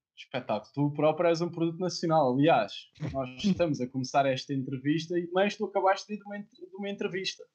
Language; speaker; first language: Portuguese; native; Portuguese